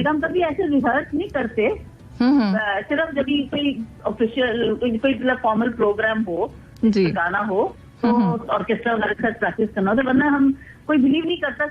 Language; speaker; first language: Hindi; non-native, local second language; Tamil